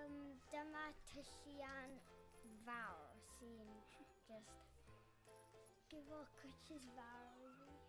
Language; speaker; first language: Welsh; non-native, local second language; English